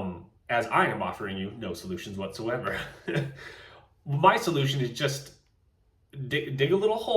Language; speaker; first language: English; native; English